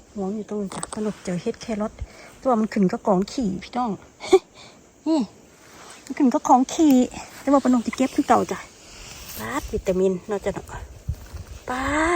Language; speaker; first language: Thai; native; Thai